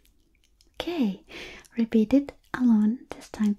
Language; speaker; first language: English; non-native, fluent; Spanish